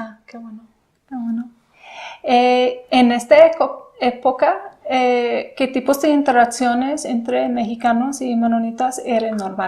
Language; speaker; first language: Spanish; non-native, fluent; English